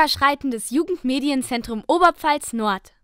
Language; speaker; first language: German; native; German